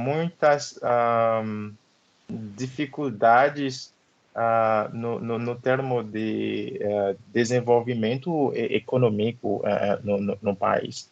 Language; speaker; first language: Portuguese; non-native, learner; Haitian Creole